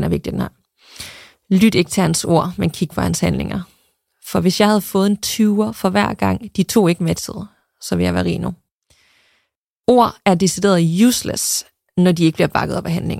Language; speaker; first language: Danish; native; Danish